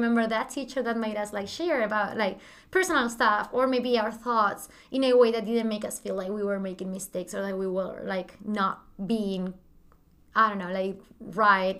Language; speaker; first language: English; non-native, fluent; Spanish